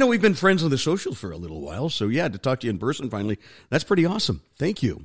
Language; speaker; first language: English; native; English